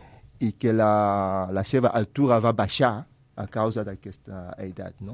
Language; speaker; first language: Catalan; non-native, fluent; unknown